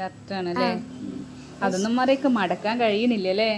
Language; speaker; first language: Malayalam; native; Malayalam